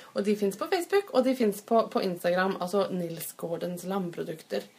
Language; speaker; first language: Norwegian; native; Norwegian